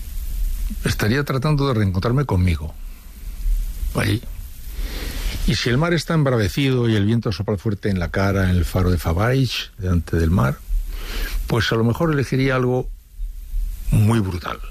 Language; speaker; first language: Spanish; native; Spanish